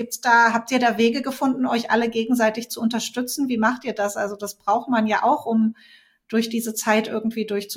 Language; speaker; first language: German; native; German